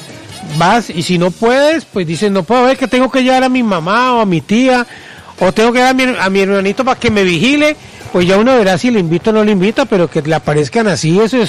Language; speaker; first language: Spanish; native; Spanish